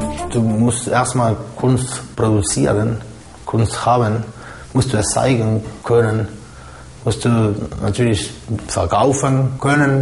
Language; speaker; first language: German; non-native, fluent; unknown